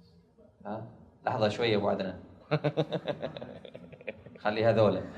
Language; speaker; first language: Arabic; native; Arabic